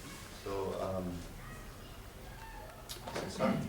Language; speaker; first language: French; non-native, learner; English